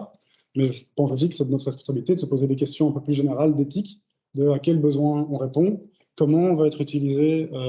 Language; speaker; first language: French; native; French